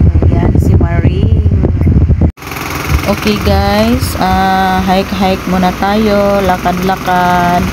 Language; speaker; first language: Filipino; non-native, local second language; Cebuano